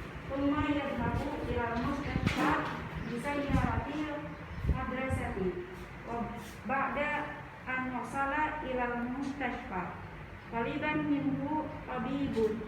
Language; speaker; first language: Arabic; non-native, learner; Indonesian